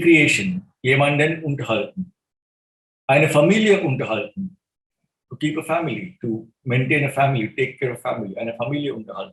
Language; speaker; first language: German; non-native, fluent; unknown